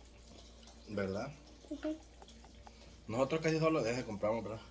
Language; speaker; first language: Spanish; native; Spanish